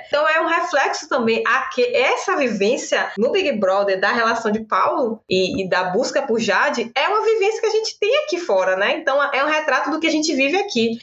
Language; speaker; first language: Portuguese; native; Portuguese